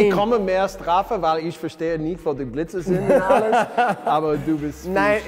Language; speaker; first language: German; non-native, learner; English